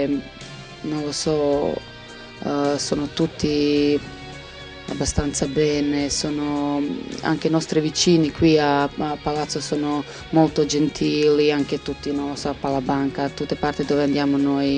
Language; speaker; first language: Italian; non-native, learner; Serbian